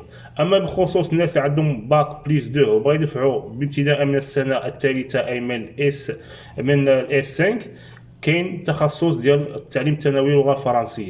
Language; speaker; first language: Arabic; native; Arabic